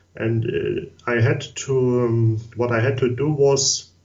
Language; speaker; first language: English; non-native, learner; German